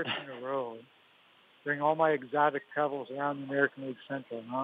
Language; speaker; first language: English; native; English